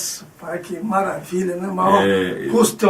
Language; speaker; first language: Portuguese; native; Portuguese